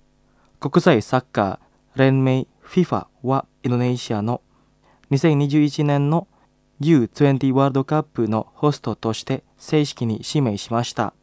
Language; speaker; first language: Japanese; non-native, fluent; Indonesian